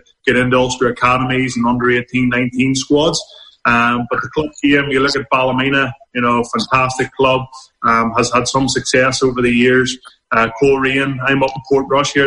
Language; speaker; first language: English; native; English